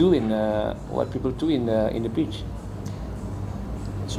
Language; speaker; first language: English; non-native, learner; Indonesian